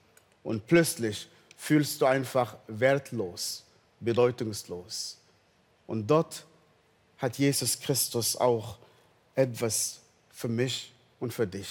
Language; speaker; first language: German; non-native, fluent; Arabic